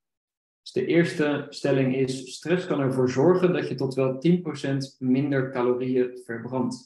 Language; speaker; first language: Dutch; native; Dutch